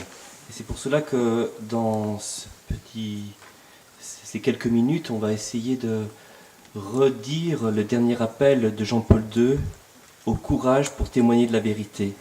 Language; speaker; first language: French; native; French